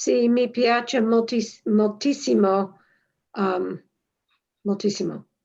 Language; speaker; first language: Italian; non-native, learner; English